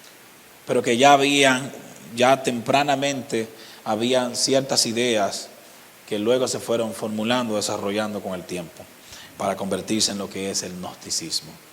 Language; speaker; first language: Spanish; native; Spanish